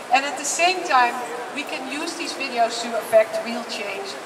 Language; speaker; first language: English; non-native, fluent; Dutch